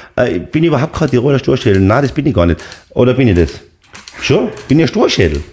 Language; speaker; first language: German; native; German